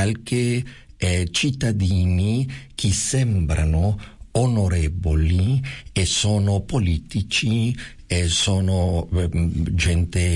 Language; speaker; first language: Italian; non-native, fluent; Spanish